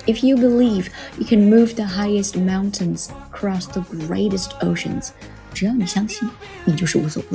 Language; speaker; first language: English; non-native, fluent; Chinese